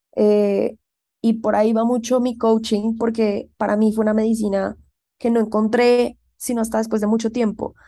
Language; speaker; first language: Spanish; native; Spanish